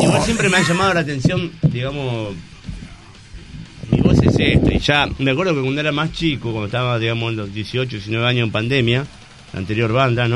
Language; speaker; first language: Spanish; native; Spanish